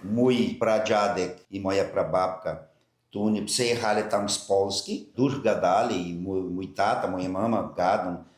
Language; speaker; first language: Polish; early bilingual, heritage; Polish